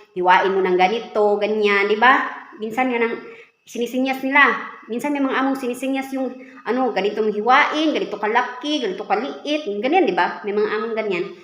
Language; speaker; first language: Filipino; native; Filipino